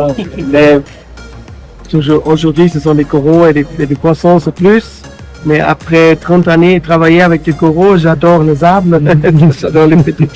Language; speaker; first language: French; non-native, learner; German